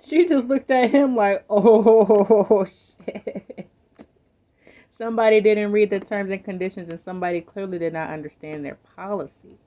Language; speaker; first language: English; native; English